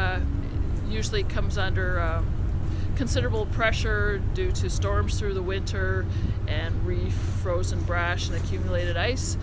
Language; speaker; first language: English; native; English